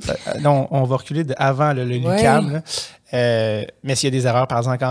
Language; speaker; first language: French; native; French